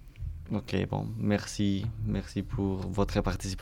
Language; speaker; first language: French; non-native, learner; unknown